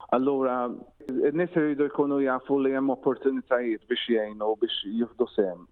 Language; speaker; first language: Maltese; early bilingual, heritage; Maltese